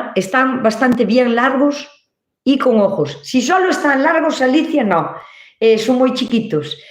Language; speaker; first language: Spanish; non-native, local second language; Galician